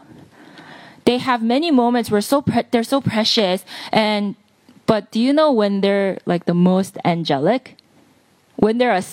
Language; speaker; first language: English; early bilingual, other home language; Korean